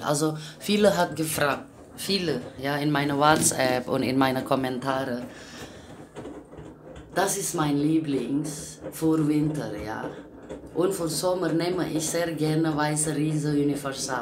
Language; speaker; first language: German; non-native, learner; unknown